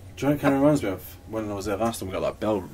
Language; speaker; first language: English; native; English